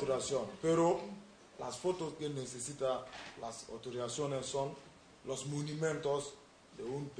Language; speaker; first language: Spanish; non-native, learner; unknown